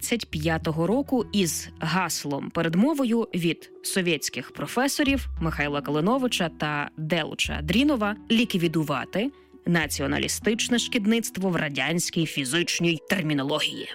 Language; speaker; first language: Ukrainian; native; Ukrainian